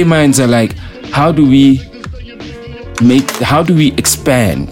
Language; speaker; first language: English; non-native, local second language; Zulu